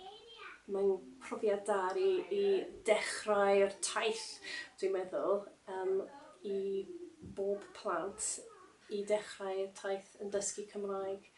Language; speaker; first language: Welsh; non-native, learner; English